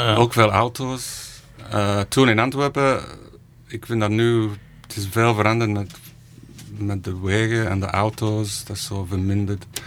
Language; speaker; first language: Dutch; non-native, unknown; English